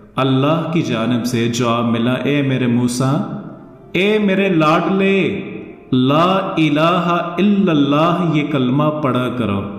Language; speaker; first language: Urdu; non-native, local second language; Northern Hindko